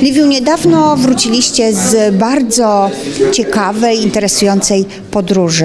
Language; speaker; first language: Polish; native; Polish